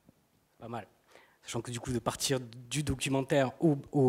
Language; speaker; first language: French; native; French